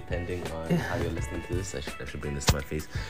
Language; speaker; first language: English; non-native, local second language; Swahili